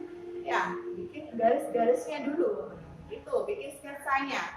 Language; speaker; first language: Indonesian; native; Indonesian